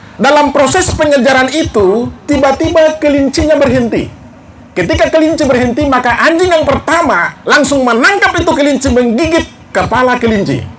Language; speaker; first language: Indonesian; non-native, local second language; Batak Toba